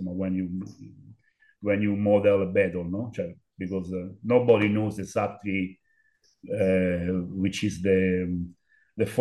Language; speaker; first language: English; non-native, learner; Italian